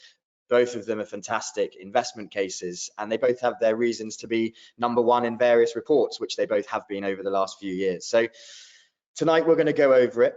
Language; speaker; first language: English; native; English